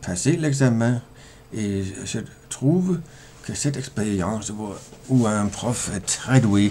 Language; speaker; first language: French; non-native, fluent; Danish